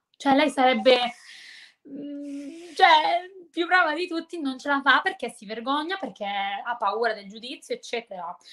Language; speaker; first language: Italian; native; Italian